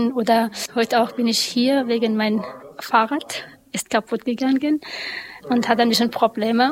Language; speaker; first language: German; non-native, learner; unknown